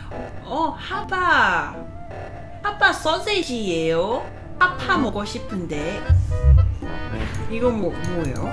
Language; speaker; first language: Korean; non-native, learner; Cantonese